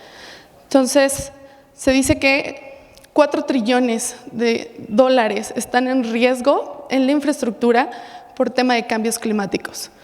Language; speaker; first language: Spanish; native; Spanish